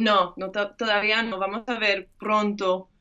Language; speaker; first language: Spanish; early bilingual, heritage; English